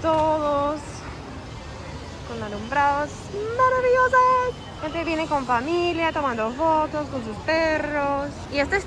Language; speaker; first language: Spanish; non-native, fluent; English